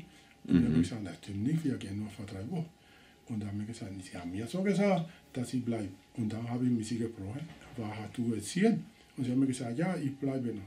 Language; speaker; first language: German; non-native, learner; Spanish